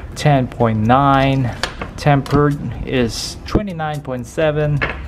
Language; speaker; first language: English; non-native, local second language; Chinese